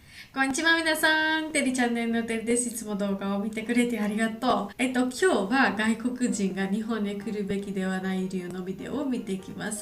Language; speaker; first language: Japanese; non-native, learner; Georgian